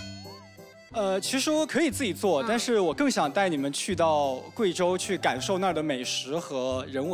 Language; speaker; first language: Chinese; native; Chinese